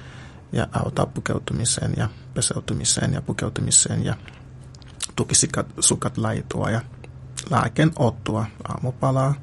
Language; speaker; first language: Finnish; non-native, fluent; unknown